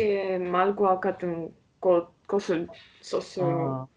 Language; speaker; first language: Korean; non-native, learner; Latvian